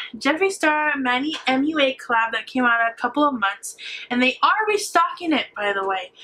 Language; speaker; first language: English; native; English